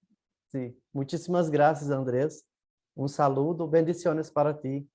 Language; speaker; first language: Spanish; non-native, learner; Portuguese